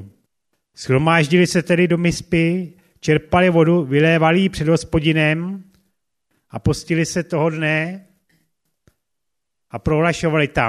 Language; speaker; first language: Czech; native; Czech